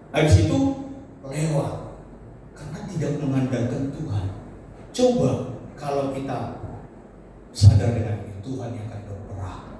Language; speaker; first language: Indonesian; native; Indonesian